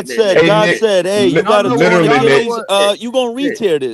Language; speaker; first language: English; native; English